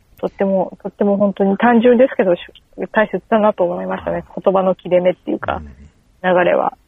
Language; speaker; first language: Japanese; native; Japanese